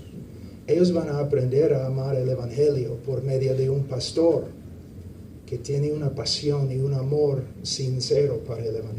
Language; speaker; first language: Spanish; non-native, fluent; English